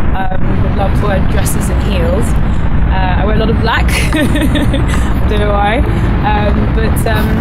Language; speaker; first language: English; native; English